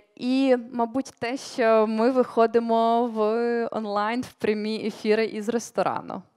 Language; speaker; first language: Ukrainian; native; Ukrainian